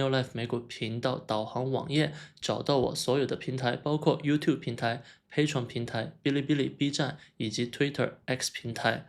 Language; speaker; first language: Chinese; native; Chinese